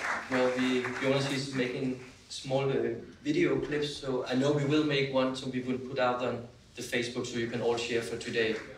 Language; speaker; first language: English; non-native, fluent; Danish